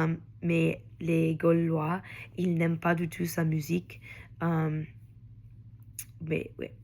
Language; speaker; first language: French; non-native, learner; English